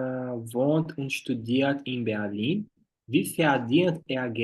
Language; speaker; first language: German; non-native, fluent; Portuguese